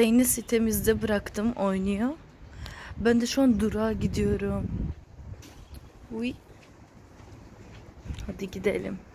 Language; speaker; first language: Turkish; early bilingual, other home language; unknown